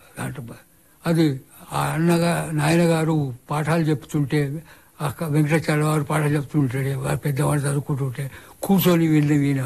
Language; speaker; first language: Telugu; non-native, local second language; Marathi